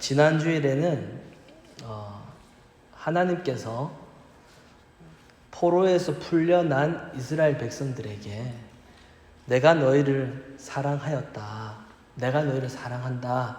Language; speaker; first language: Korean; native; Korean